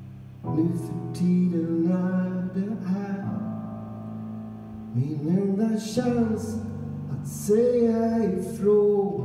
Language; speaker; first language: Swedish; native; Swedish